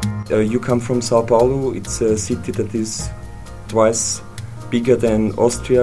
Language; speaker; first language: English; non-native, fluent; German